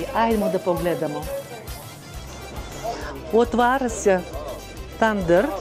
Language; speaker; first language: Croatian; non-native, fluent; Russian